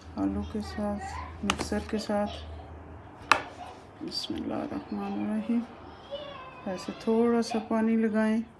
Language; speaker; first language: Hindi; native; Hindi